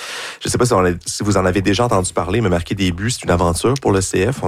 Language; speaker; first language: French; native; French